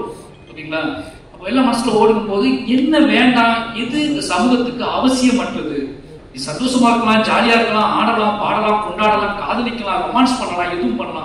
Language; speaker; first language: Tamil; native; Tamil